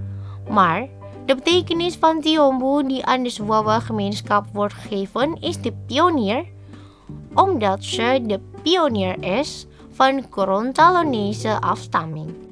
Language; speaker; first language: Dutch; non-native, learner; Indonesian